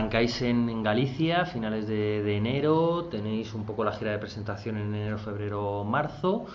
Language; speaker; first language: Spanish; native; Spanish